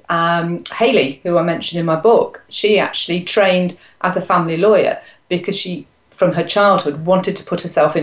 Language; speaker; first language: English; native; English